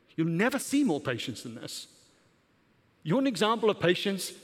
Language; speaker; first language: English; native; English